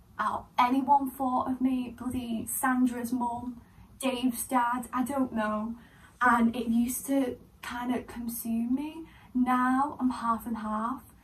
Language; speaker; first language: English; native; English